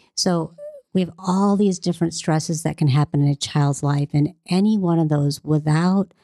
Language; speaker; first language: English; early bilingual, other home language; Hindi